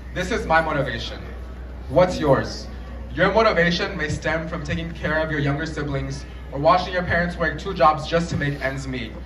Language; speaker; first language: English; early bilingual, other home language; Spanish